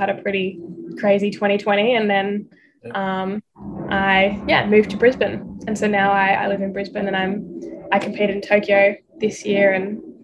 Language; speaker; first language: English; native; English